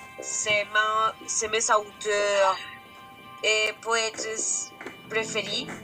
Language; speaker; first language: French; non-native, learner; Spanish